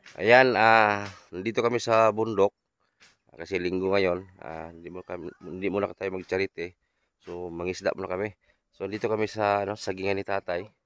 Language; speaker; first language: Filipino; non-native, local second language; Cebuano